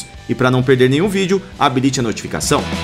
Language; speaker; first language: Portuguese; native; Portuguese